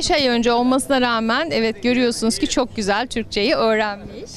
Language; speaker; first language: Turkish; native; Turkish